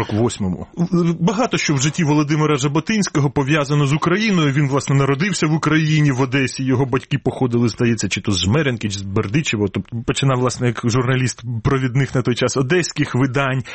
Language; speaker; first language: Ukrainian; native; Ukrainian